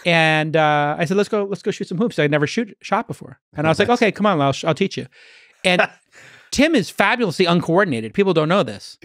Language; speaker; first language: English; native; English